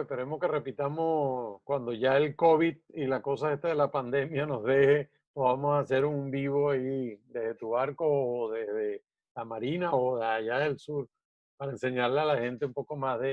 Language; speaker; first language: Spanish; native; Spanish